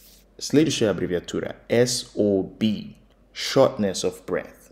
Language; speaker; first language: Russian; non-native, fluent; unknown